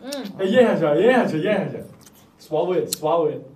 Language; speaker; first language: Chinese; native; Chinese